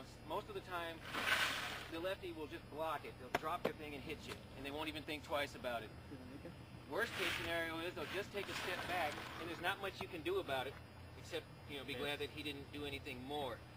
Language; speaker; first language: English; native; English